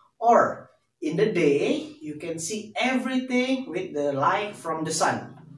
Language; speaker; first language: English; non-native, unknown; Indonesian